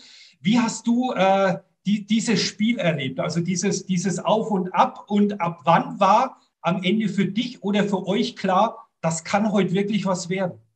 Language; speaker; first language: German; native; German